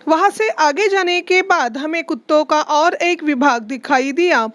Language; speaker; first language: Hindi; non-native, local second language; Marathi